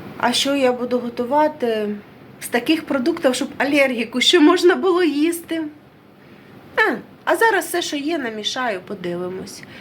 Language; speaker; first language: Ukrainian; non-native, local second language; Russian